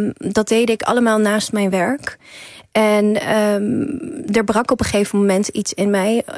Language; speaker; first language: Dutch; early bilingual, other home language; Persian